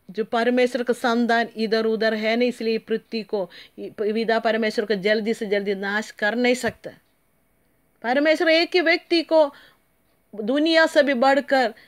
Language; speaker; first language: Hindi; non-native, local second language; Malayalam